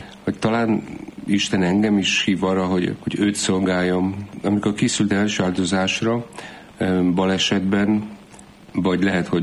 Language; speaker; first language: Hungarian; non-native, fluent; Polish